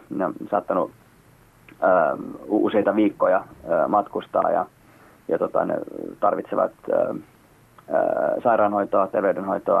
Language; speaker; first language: Finnish; native; Finnish